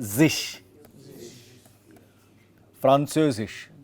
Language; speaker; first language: German; non-native, fluent; English